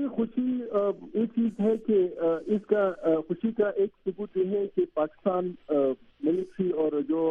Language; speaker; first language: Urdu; non-native, learner; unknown